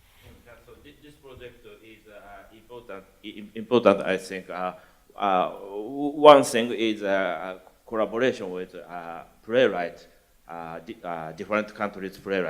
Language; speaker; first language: English; non-native, learner; Japanese